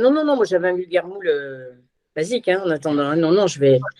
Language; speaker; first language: French; native; French